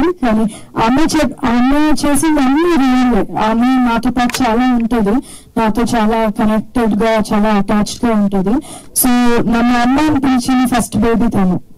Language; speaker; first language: Telugu; non-native, fluent; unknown